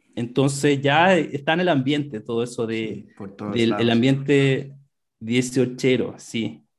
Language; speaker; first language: Spanish; native; Spanish